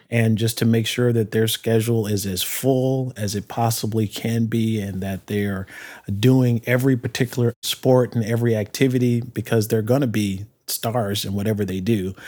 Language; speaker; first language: English; native; English